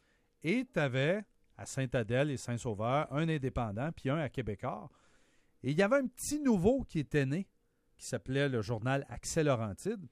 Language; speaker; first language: French; native; French